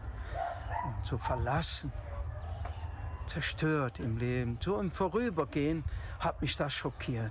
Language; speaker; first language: German; native; German